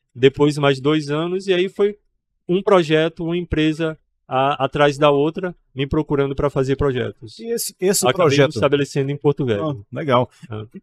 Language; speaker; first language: Portuguese; native; Portuguese